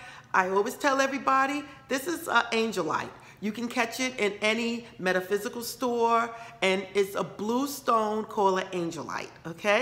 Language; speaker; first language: English; native; English